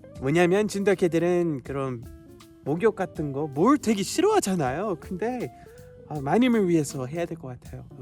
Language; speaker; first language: Korean; non-native, fluent; English